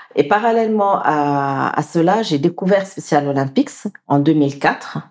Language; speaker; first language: French; non-native, local second language; Wolof